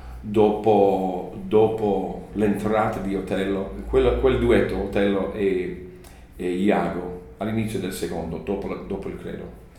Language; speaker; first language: Italian; non-native, learner; English